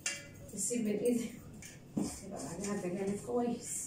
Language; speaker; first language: Arabic; native; Arabic